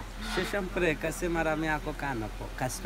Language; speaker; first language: Filipino; non-native, learner; Bangla